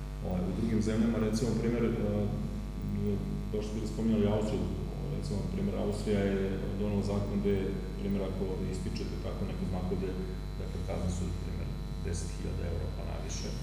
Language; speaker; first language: Serbian; native; Serbian